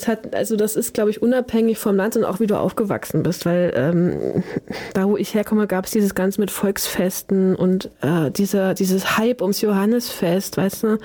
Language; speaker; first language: German; native; German